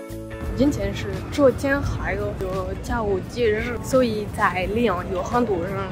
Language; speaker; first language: Chinese; early bilingual, heritage; French